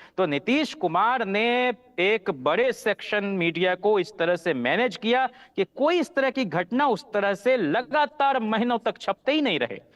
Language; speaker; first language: Hindi; native; Hindi